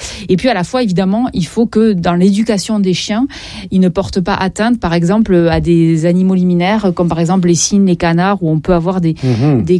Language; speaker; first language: French; native; French